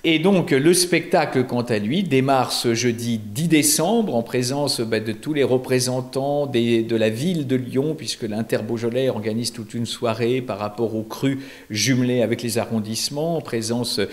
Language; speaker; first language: French; native; French